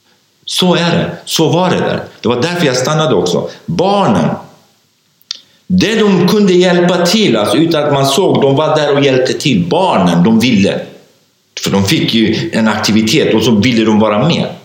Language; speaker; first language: Swedish; non-native, fluent; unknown